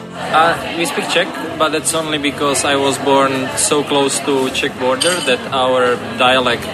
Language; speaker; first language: English; non-native, fluent; Slovak